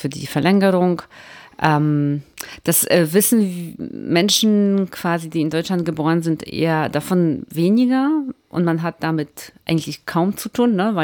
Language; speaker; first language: German; native; German